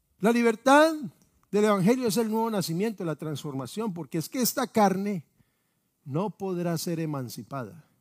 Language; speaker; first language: Spanish; native; Spanish